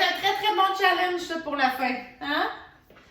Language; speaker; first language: French; native; French